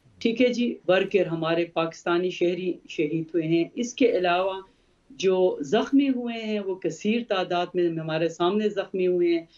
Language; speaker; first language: Urdu; non-native, local second language; Khowar